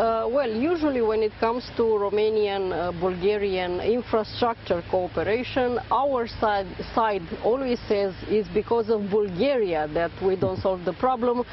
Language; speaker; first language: English; non-native, fluent; Romanian